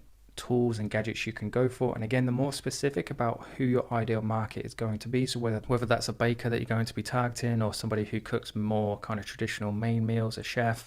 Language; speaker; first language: English; native; English